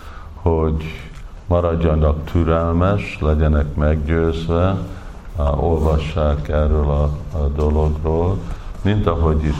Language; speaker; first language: Hungarian; early bilingual, heritage; English